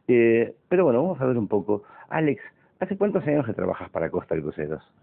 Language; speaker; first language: Spanish; native; Spanish